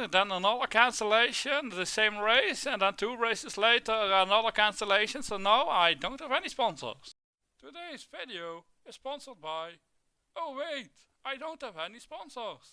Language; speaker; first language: English; non-native, fluent; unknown